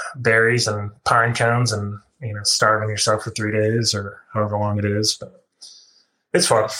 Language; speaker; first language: English; native; English